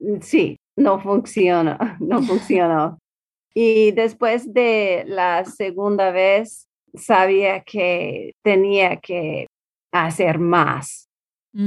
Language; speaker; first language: Spanish; non-native, learner; English